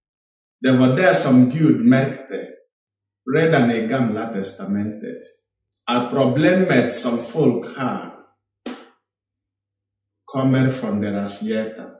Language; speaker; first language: Swedish; non-native, fluent; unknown